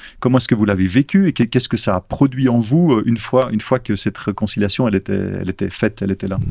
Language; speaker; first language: French; native; French